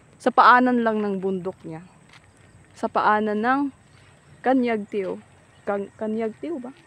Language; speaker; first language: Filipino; non-native, local second language; Surigaonon